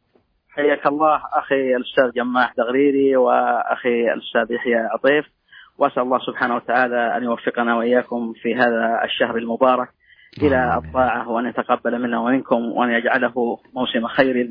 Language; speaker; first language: Arabic; native; Arabic